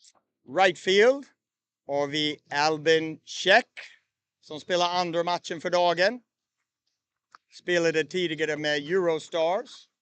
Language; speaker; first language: Swedish; native; Swedish